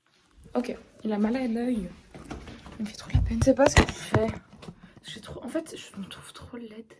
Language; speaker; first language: French; native; French